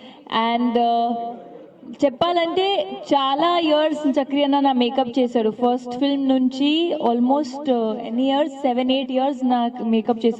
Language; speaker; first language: Telugu; non-native, local second language; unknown